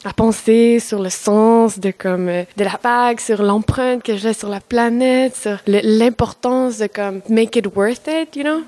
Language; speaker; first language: French; non-native, fluent; Spanish